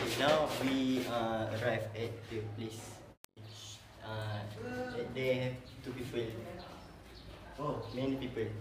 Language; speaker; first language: English; non-native, learner; Malay